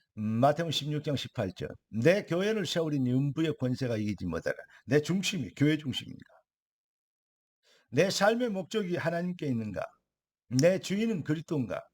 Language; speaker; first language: Korean; native; Korean